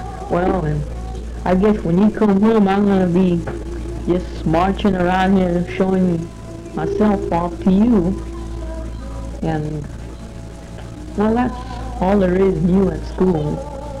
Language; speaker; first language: English; early bilingual, other home language; Spanish